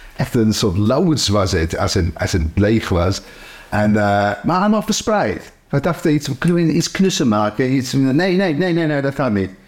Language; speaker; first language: Dutch; non-native, fluent; English